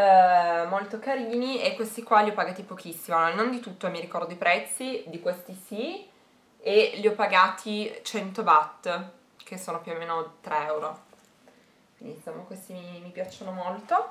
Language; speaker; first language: Italian; native; Italian